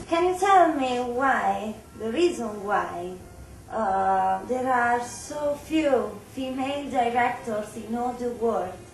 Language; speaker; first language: English; non-native, learner; Italian